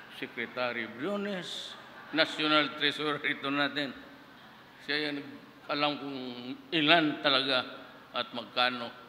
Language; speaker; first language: Filipino; non-native, local second language; Cebuano